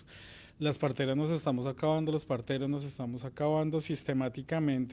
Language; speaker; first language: Spanish; native; Spanish